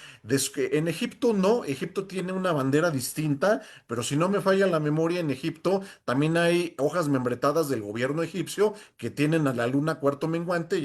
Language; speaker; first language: Spanish; native; Spanish